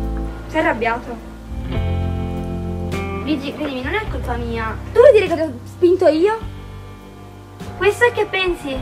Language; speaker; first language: Italian; native; Italian